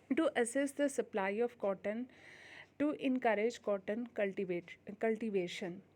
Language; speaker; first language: English; non-native, local second language; Hindi